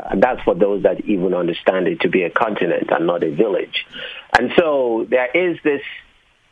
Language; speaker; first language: English; non-native, local second language; Igbo